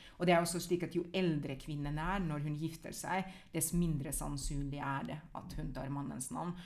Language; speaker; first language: Norwegian; non-native, fluent; Finnish